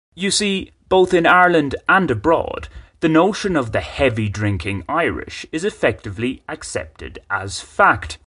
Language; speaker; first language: English; native; English